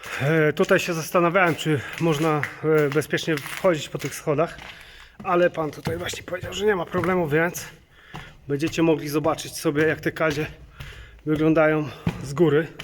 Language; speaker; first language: Polish; native; Polish